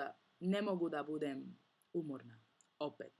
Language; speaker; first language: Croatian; non-native, learner; Spanish